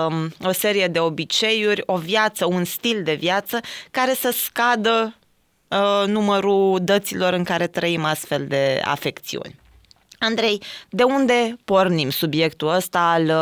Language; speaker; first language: Romanian; native; Romanian